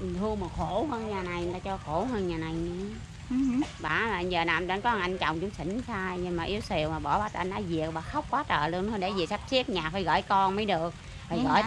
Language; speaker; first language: Vietnamese; native; Vietnamese